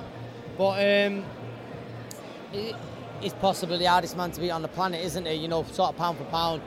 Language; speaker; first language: English; non-native, fluent; Ukrainian